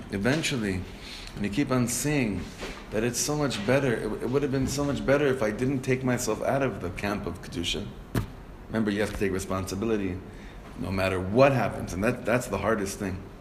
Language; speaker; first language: English; native; English